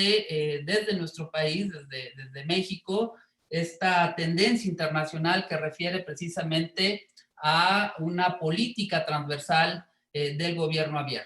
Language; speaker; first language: Spanish; native; Spanish